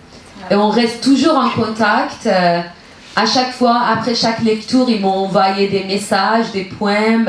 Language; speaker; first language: French; non-native, learner; Persian